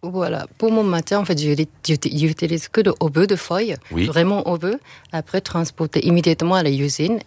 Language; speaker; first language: French; non-native, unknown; Japanese